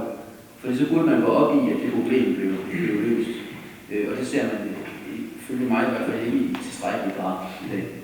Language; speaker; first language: Danish; native; Danish